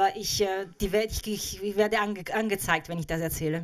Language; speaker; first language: German; native; German